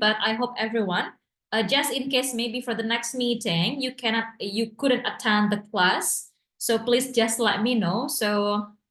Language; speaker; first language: English; non-native, fluent; Indonesian